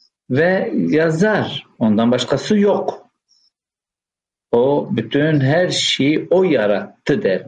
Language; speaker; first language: Turkish; native; Turkish